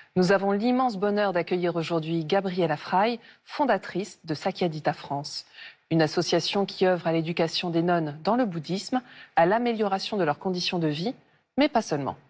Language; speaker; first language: French; native; French